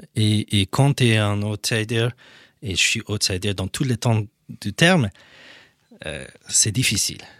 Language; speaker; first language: French; non-native, fluent; Persian